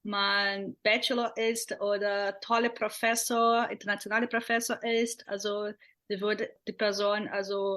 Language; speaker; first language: German; non-native, fluent; Portuguese